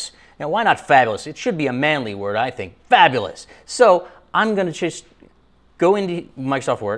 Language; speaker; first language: English; native; English